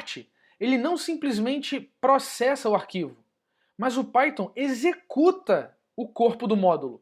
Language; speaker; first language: Portuguese; native; Portuguese